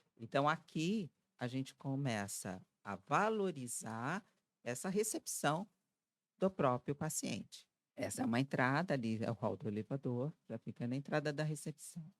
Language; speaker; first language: Portuguese; native; Portuguese